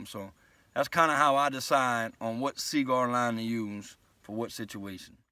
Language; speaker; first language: English; native; English